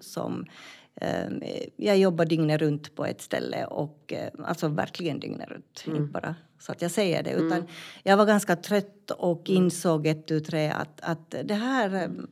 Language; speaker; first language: Swedish; non-native, fluent; Finnish